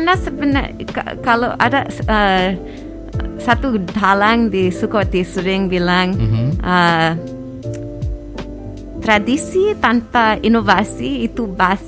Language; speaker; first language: Indonesian; non-native, fluent; English